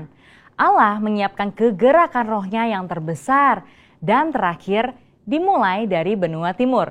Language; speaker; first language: Indonesian; native; Indonesian